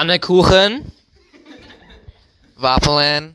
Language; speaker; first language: German; non-native, learner; English